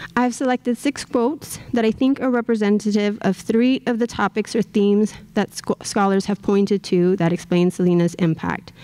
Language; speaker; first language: English; native; English